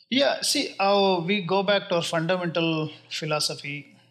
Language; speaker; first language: English; non-native, local second language; Kannada